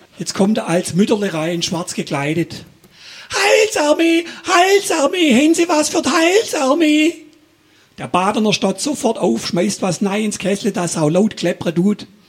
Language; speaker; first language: German; native; German